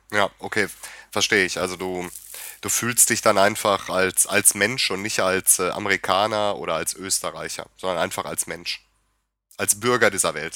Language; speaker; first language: German; native; German